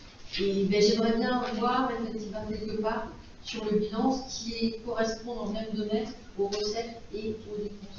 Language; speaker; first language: French; native; French